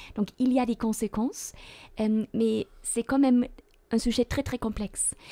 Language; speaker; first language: French; non-native, fluent; German